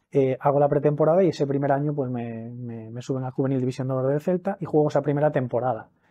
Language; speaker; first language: Spanish; native; Spanish